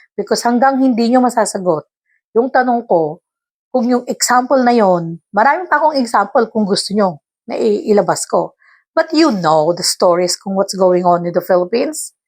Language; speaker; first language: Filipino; non-native, local second language; Iloko